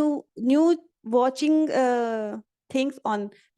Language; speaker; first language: English; non-native, learner; Punjabi